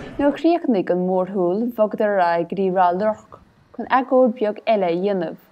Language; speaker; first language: Irish; native; Irish